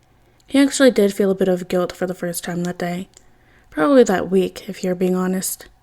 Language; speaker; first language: English; native; English